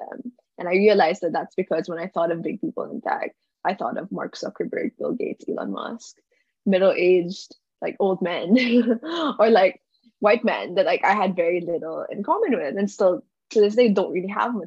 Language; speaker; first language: English; non-native, local second language; Filipino